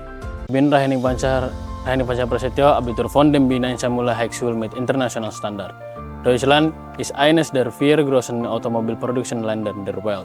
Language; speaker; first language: German; non-native, learner; Indonesian